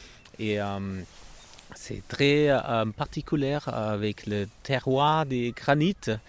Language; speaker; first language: French; non-native, fluent; German